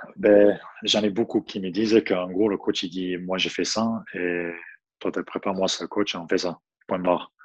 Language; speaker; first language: French; non-native, fluent; English